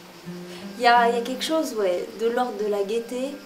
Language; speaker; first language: French; native; French